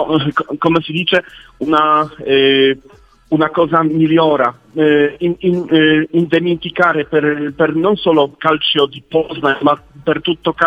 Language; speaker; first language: Italian; non-native, learner; Polish